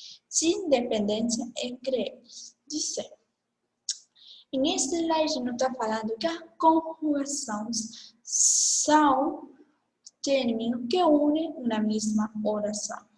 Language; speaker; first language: Portuguese; non-native, fluent; Spanish